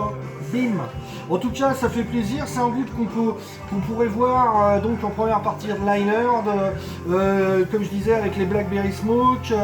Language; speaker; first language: French; native; French